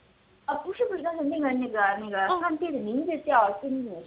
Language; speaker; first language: Chinese; non-native, learner; Korean